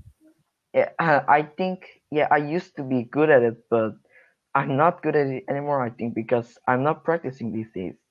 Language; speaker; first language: English; non-native, learner; Korean